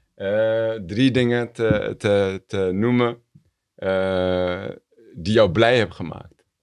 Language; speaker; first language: Dutch; early bilingual, other home language; Tigrinya